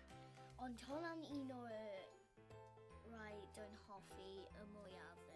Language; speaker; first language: Welsh; non-native, local second language; English